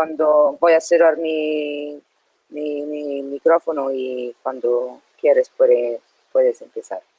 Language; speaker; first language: Spanish; non-native, learner; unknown